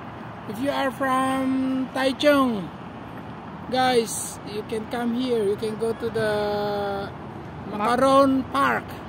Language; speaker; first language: English; non-native, learner; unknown